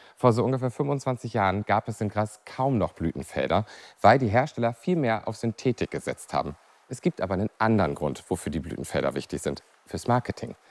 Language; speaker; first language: German; native; German